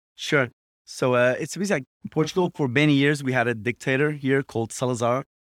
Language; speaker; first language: English; non-native, fluent; Portuguese